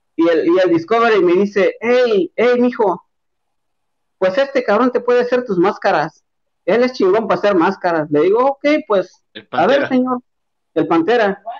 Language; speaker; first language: Spanish; native; Spanish